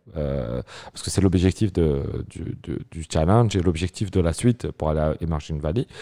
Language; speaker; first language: French; non-native, local second language; Arabic